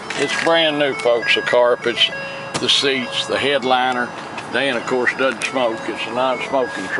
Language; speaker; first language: English; native; English